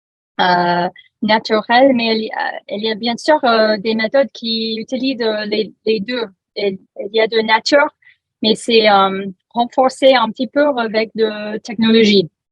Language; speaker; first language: French; non-native, learner; English